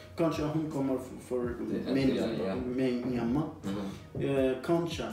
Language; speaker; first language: Norwegian; non-native, learner; Persian